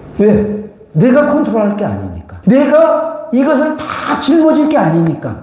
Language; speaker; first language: Korean; native; Korean